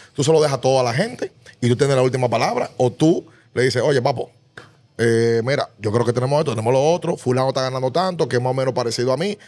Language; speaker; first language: Spanish; native; Spanish